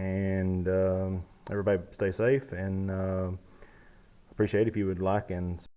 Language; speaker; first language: English; native; English